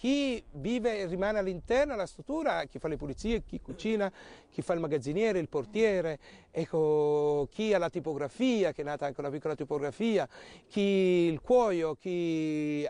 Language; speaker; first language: Italian; native; Italian